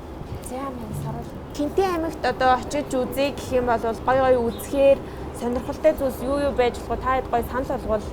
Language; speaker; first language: Mongolian; native; Mongolian